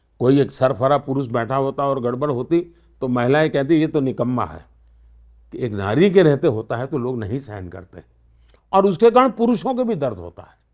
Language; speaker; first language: Hindi; non-native, local second language; Gujarati